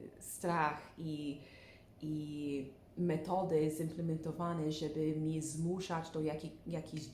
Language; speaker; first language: Polish; non-native, learner; English